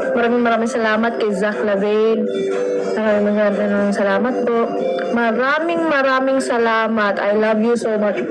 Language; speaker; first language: Filipino; non-native, local second language; Cebuano